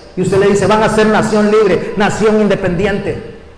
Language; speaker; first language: Spanish; native; Spanish